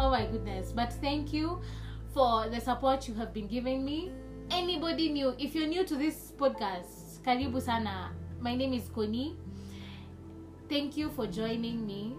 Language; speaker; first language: English; non-native, local second language; Swahili